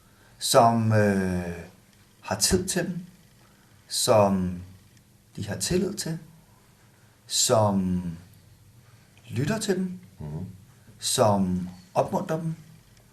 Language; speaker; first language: Danish; native; Danish